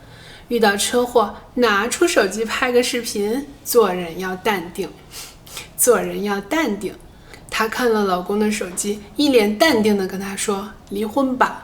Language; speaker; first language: Chinese; native; Chinese